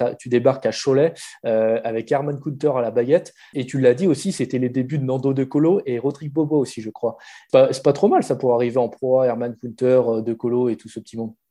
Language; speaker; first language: French; native; French